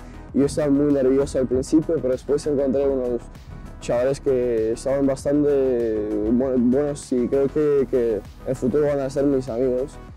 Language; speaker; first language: Spanish; non-native, fluent; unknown